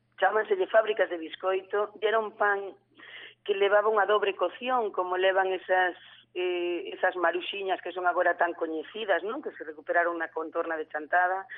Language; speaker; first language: Galician; native; Galician